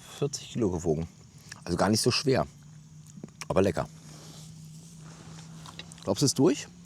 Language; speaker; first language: German; native; German